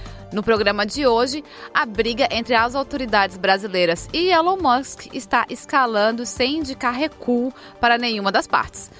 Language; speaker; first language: Portuguese; native; Portuguese